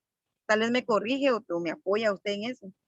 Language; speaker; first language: Spanish; native; Spanish